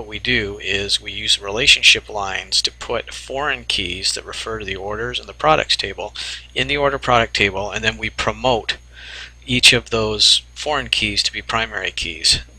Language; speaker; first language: English; native; English